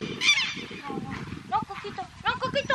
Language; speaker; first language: Spanish; native; Spanish